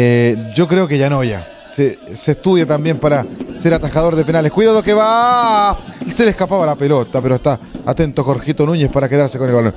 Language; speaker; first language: Spanish; native; Spanish